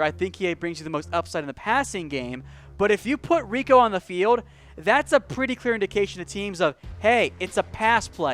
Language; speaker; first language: English; native; English